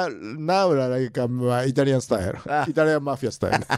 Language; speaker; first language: English; non-native, learner; Japanese